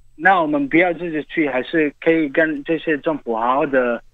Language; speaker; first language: Chinese; non-native, fluent; Arabic